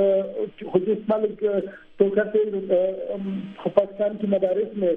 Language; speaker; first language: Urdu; non-native, fluent; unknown